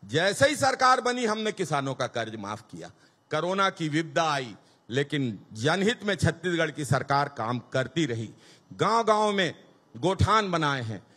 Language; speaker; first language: Hindi; native; Hindi